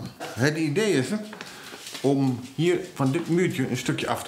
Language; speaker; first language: Dutch; native; Dutch